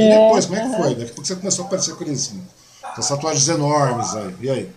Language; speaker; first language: Portuguese; native; Portuguese